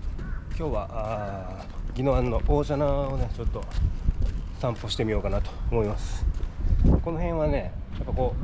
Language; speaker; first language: Japanese; native; Japanese